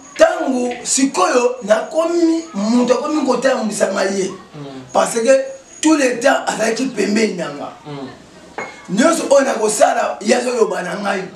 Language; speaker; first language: Lingala; non-native, local second language; Kongo